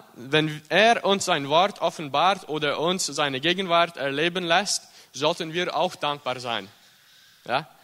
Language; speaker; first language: German; early bilingual, heritage; English